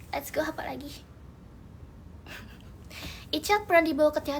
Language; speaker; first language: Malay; non-native, learner; Indonesian